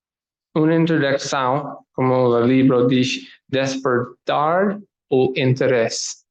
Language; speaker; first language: Portuguese; non-native, learner; English